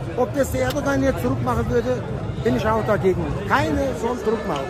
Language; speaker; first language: German; non-native, fluent; Turkish